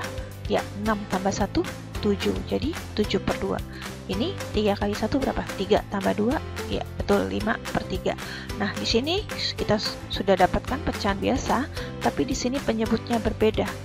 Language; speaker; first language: Indonesian; native; Indonesian